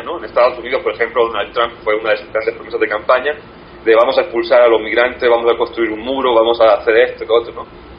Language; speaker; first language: Spanish; native; Spanish